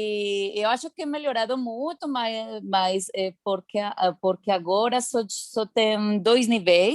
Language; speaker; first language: Portuguese; non-native, learner; Spanish